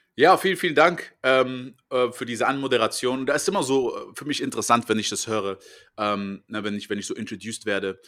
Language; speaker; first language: German; early bilingual, heritage; French